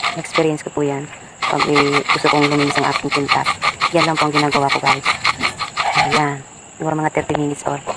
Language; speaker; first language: Filipino; non-native, local second language; Bikol